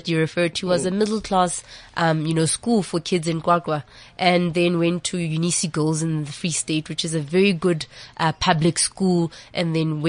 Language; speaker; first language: English; non-native, local second language; Southern Sotho